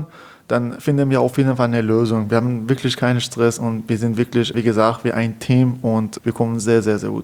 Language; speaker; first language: German; non-native, learner; Persian